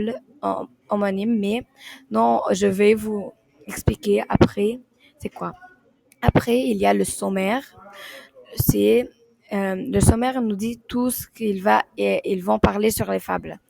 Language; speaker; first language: French; non-native, learner; Arabic